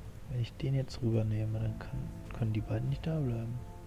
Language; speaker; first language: German; native; German